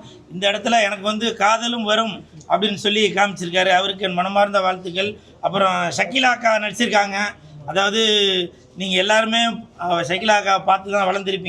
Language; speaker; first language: Tamil; native; Tamil